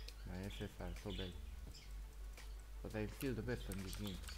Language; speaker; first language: English; non-native, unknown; Romanian